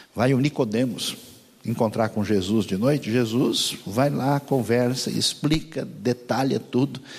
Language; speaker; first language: Portuguese; native; Portuguese